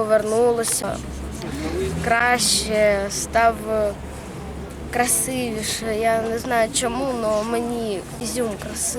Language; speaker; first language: Ukrainian; non-native, local second language; Russian